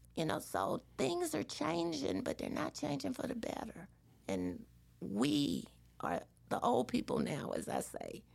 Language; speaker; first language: English; native; English